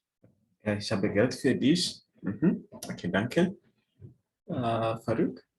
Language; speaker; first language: German; non-native, fluent; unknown